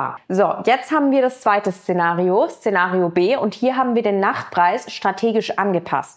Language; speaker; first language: German; native; German